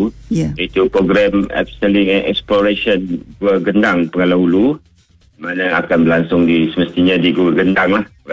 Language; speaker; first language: Malay; native; Malay